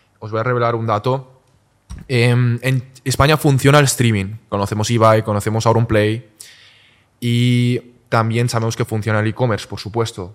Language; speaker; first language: Spanish; early bilingual, other home language; Chinese